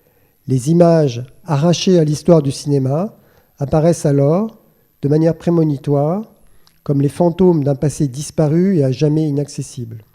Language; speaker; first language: French; native; French